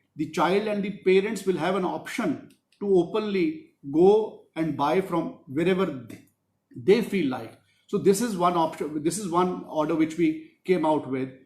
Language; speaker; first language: English; non-native, local second language; Punjabi